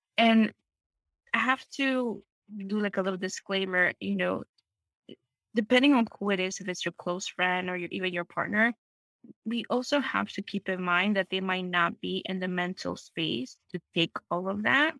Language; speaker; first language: English; non-native, fluent; Spanish